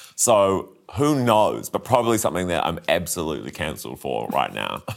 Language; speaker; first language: English; native; English